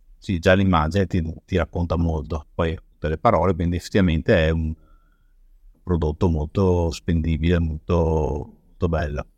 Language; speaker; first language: Italian; native; Italian